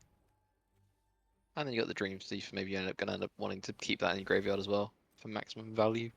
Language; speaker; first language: English; native; English